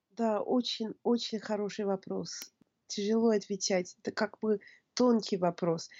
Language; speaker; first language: Russian; non-native, fluent; English